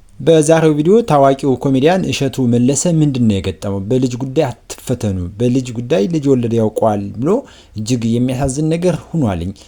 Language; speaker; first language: Amharic; native; Amharic